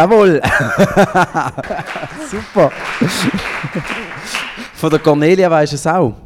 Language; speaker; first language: German; native; German